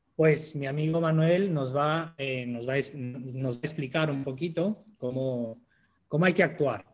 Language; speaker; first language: Spanish; non-native, fluent; Romanian